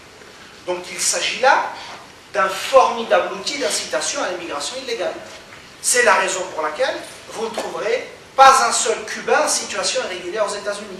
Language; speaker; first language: French; native; French